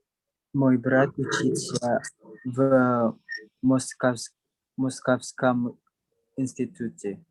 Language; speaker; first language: Russian; non-native, learner; Indonesian